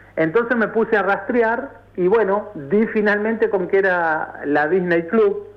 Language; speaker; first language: Spanish; native; Spanish